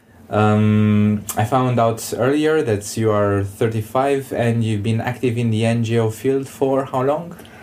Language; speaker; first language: English; non-native, fluent; Romanian